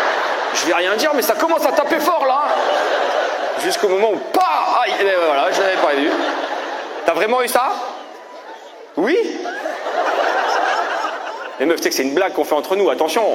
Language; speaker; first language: French; native; French